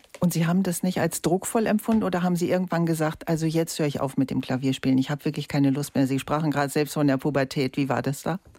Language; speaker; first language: German; native; German